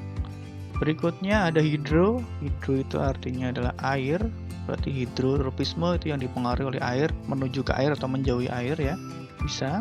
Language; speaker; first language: Indonesian; native; Indonesian